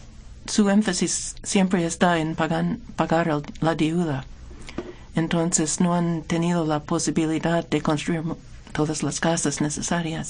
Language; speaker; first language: Spanish; non-native, fluent; English